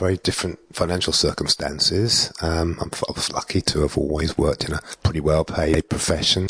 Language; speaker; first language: English; native; English